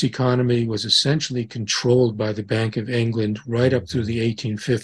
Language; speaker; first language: English; native; English